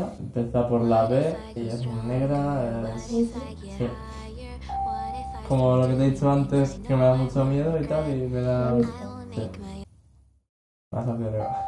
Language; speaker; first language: Spanish; native; Spanish